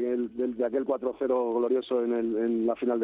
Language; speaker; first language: Spanish; native; Spanish